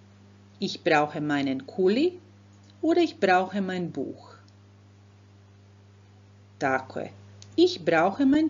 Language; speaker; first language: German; non-native, fluent; Croatian